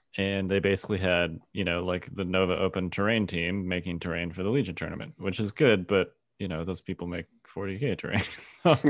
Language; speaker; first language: English; native; English